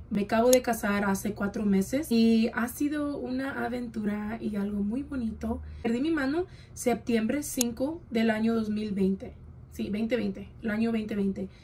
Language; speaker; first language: Spanish; early bilingual, heritage; Spanish